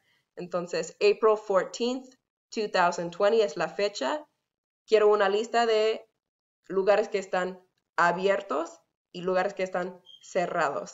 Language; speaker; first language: Spanish; non-native, fluent; English